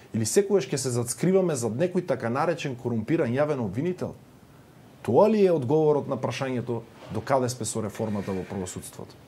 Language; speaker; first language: Macedonian; native; Macedonian